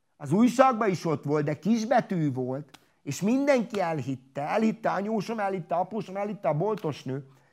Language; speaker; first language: Hungarian; non-native, local second language; Romany